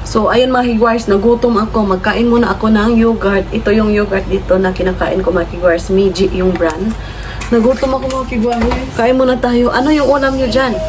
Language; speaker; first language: Filipino; non-native, local second language; Cebuano